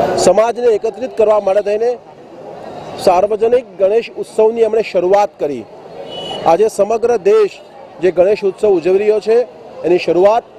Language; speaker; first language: Gujarati; native; Gujarati